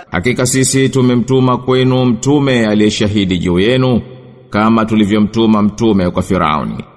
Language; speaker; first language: Swahili; native; Swahili